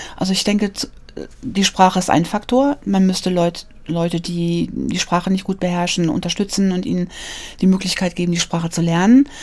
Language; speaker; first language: German; native; German